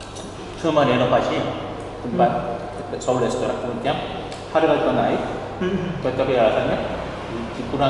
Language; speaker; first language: Indonesian; non-native, learner; Korean